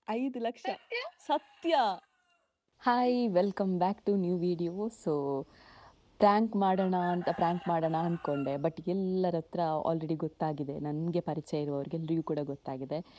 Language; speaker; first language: Kannada; non-native, local second language; Tulu